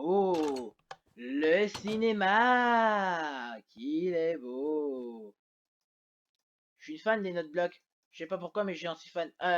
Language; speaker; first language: French; native; French